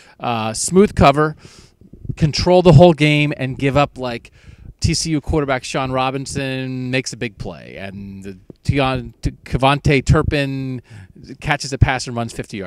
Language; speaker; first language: English; native; English